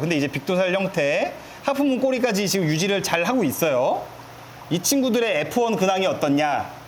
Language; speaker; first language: Korean; native; Korean